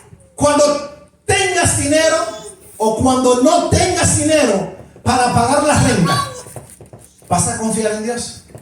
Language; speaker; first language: Spanish; native; Spanish